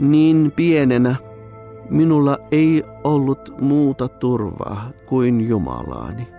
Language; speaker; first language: Finnish; non-native, fluent; Bulgarian